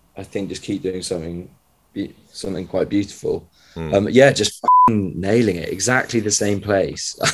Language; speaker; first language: English; native; English